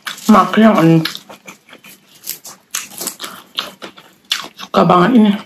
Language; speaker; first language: Indonesian; non-native, fluent; Thai